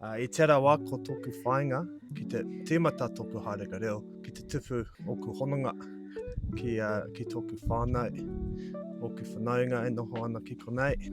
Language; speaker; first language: Māori; non-native, local second language; English